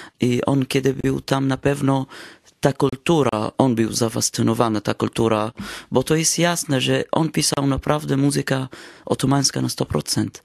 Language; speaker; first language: Polish; non-native, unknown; Arabic